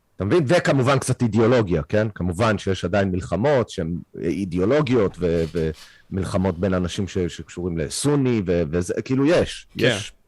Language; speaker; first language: Hebrew; non-native, fluent; English